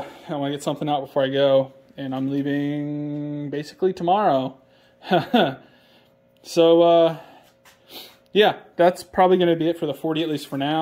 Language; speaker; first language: English; native; English